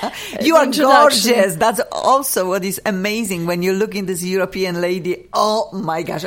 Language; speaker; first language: English; non-native, fluent; Polish